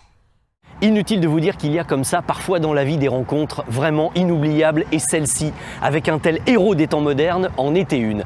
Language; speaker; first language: French; native; French